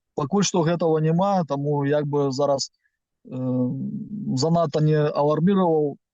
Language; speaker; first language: Belarusian; non-native, local second language; Russian